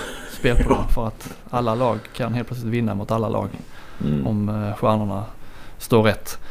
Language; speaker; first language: Swedish; native; Swedish